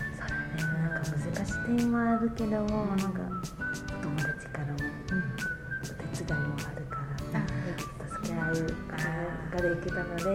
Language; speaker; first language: Japanese; non-native, learner; Vietnamese